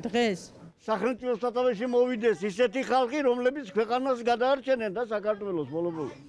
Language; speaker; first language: Georgian; native; Georgian